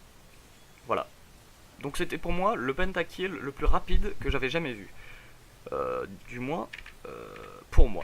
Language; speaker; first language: French; native; French